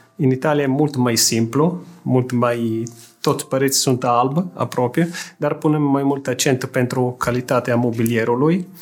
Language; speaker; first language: Romanian; non-native, fluent; Italian